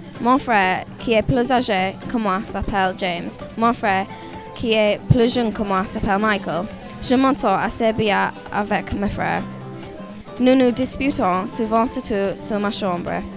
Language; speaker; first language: French; non-native, learner; English